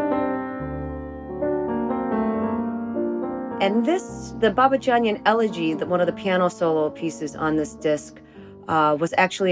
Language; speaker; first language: English; native; English